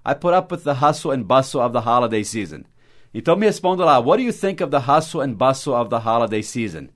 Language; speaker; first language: English; native; English